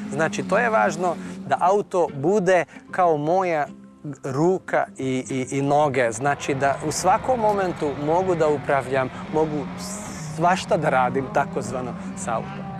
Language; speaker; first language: Serbian; non-native, local second language; Hungarian